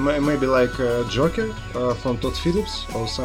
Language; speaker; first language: English; non-native, learner; Russian